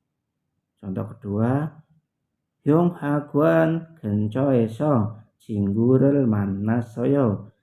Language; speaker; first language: Korean; non-native, learner; Indonesian